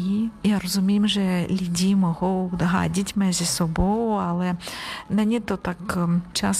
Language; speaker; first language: Czech; non-native, learner; Ukrainian